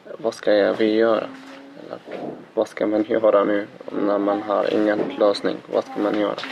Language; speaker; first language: Swedish; non-native, learner; Arabic